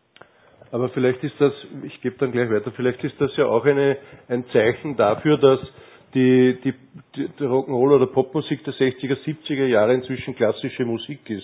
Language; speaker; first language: German; native; German